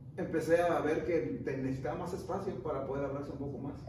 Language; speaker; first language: Spanish; native; Spanish